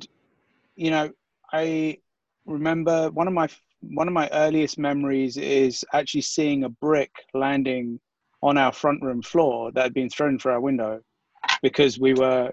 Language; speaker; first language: English; native; English